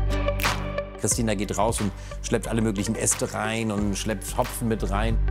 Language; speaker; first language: German; native; German